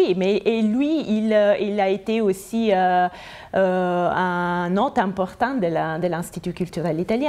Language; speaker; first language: French; non-native, fluent; Italian